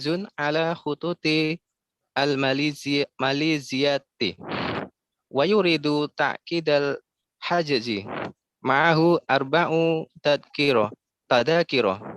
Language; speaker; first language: Arabic; non-native, learner; Indonesian